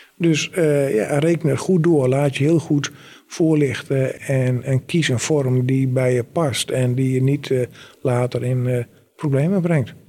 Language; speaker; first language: Dutch; native; Dutch